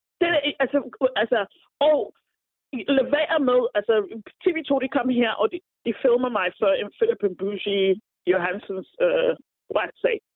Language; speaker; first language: Danish; non-native, fluent; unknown